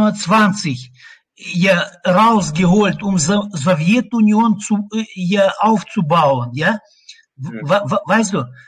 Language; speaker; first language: German; non-native, learner; Russian